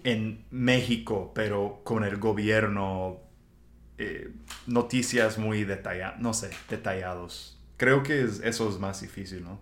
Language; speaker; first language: Spanish; non-native, fluent; English